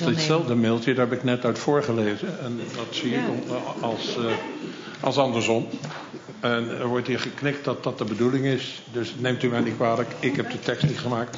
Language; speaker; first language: Dutch; native; Dutch